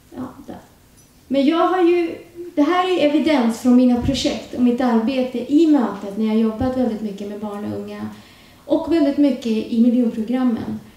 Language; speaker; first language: Swedish; early bilingual, other home language; Urdu